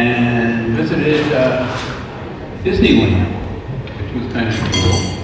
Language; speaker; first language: English; native; English